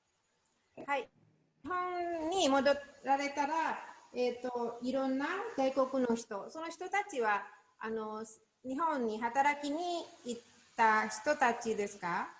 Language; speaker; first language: Japanese; non-native, learner; Indonesian